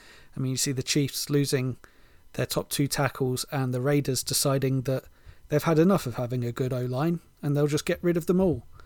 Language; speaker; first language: English; native; English